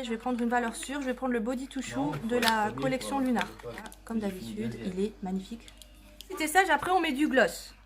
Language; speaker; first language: French; native; French